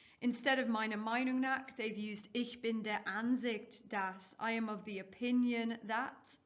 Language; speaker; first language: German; non-native, fluent; English